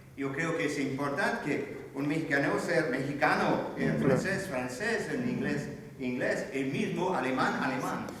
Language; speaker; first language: Spanish; non-native, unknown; French